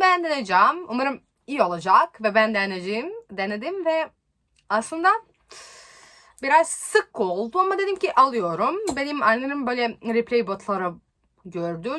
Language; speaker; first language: Turkish; non-native, learner; Serbian